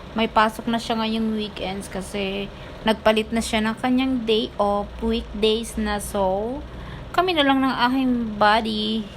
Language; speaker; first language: Filipino; native; Filipino